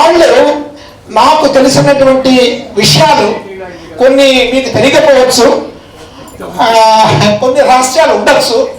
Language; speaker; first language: Telugu; native; Telugu